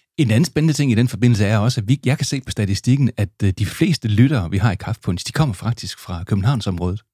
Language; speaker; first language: Danish; native; Danish